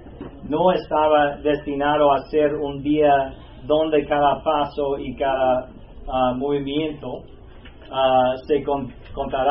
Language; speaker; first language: Spanish; non-native, fluent; English